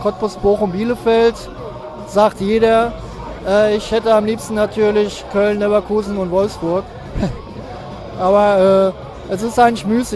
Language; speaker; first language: German; native; German